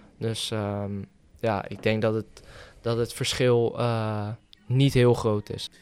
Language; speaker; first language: Dutch; native; Dutch